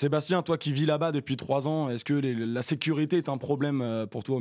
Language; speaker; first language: French; native; French